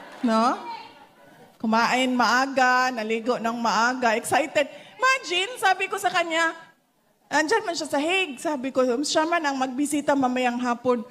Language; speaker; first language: Filipino; non-native, local second language; Cebuano